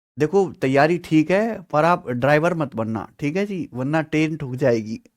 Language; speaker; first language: Hindi; native; Hindi